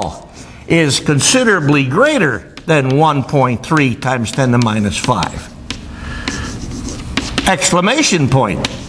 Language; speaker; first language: English; native; English